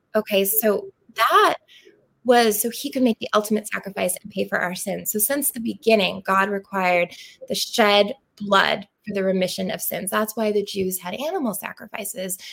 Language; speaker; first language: English; native; English